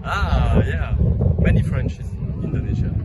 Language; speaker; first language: English; non-native, learner; French